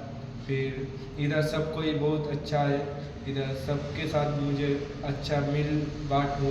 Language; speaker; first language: Hindi; non-native, local second language; Bangla